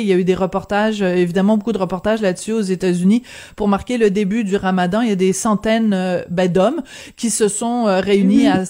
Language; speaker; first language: French; native; French